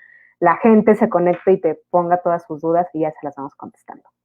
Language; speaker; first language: Spanish; native; Spanish